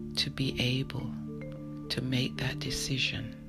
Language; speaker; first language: English; native; English